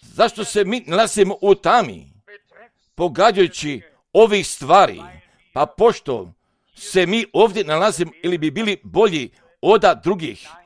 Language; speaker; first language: Serbian; non-native, fluent; German